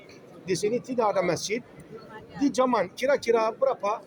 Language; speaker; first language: Indonesian; non-native, learner; Turkish